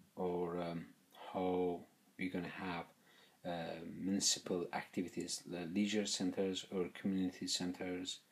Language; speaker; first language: English; non-native, fluent; Persian